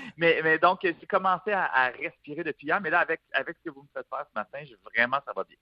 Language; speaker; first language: French; native; French